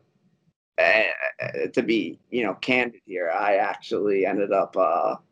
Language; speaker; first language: English; native; English